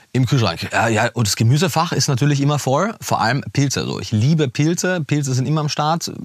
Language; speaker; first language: German; native; German